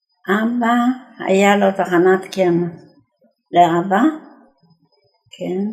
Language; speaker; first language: Hebrew; non-native, fluent; Yiddish